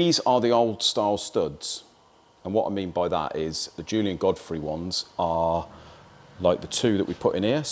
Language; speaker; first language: English; native; English